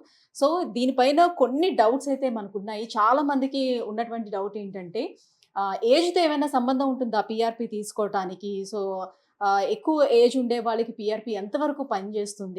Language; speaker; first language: Telugu; native; Telugu